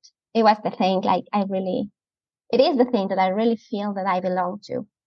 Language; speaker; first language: English; non-native, fluent; Spanish